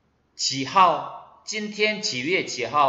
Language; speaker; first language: Chinese; non-native, fluent; Korean